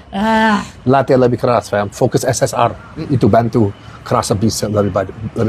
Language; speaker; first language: Indonesian; non-native, learner; English